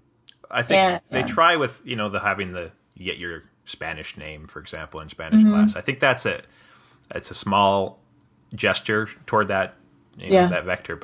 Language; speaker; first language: English; native; English